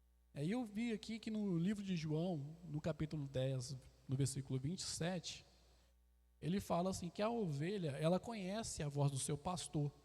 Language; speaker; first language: Portuguese; native; Portuguese